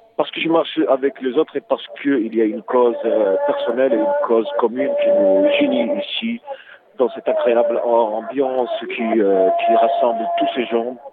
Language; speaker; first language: French; non-native, local second language; Arabic